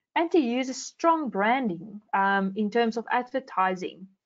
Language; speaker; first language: English; non-native, local second language; Afrikaans